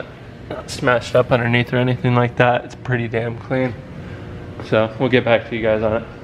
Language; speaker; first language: English; native; English